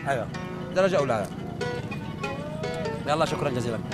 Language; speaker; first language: Arabic; native; Arabic